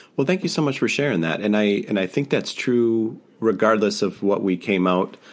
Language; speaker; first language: English; native; English